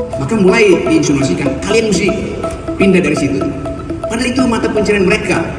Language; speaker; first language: Indonesian; native; Indonesian